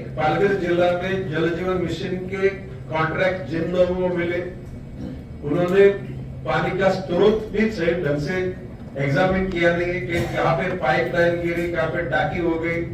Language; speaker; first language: Hindi; non-native, local second language; Marathi